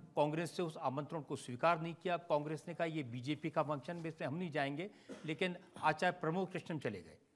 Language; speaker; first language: Hindi; native; Hindi